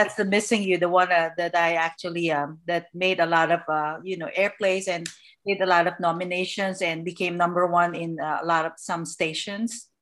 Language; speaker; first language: English; non-native, local second language; Filipino